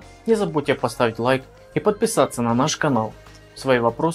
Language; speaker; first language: Russian; native; Russian